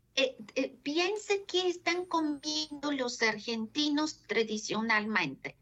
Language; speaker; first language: Spanish; non-native, fluent; Bulgarian